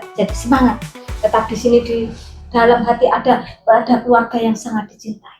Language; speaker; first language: Indonesian; non-native, local second language; Javanese